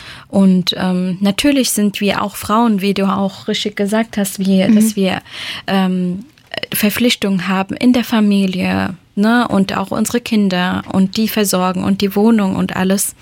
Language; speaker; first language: German; early bilingual, other home language; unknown